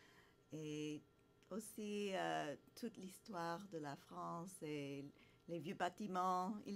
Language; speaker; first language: French; non-native, fluent; English